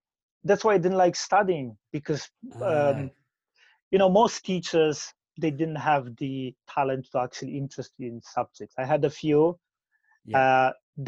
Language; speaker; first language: English; non-native, fluent; Polish